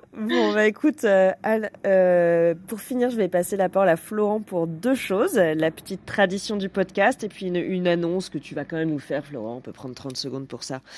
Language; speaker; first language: French; native; French